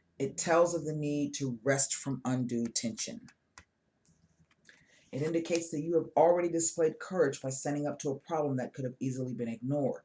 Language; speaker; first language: English; native; English